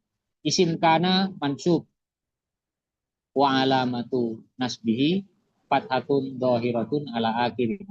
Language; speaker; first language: Arabic; non-native, fluent; Indonesian